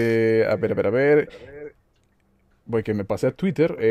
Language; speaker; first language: Spanish; native; Spanish